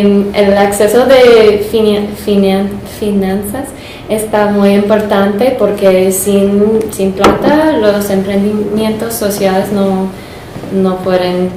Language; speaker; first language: Spanish; non-native, fluent; English